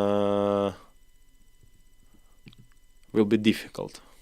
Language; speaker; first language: English; non-native, learner; Ukrainian